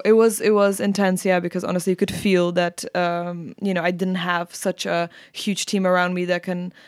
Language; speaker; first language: English; non-native, fluent; Czech